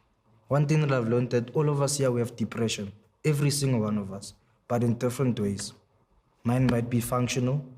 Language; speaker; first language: English; non-native, local second language; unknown